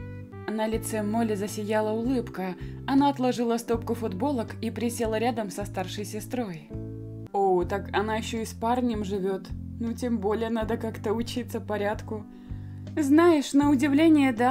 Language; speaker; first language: Russian; native; Russian